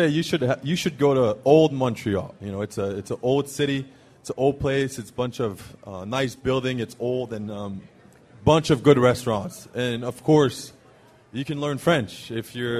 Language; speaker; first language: English; non-native, fluent; French